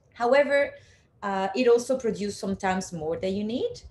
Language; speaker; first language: English; non-native, fluent; Italian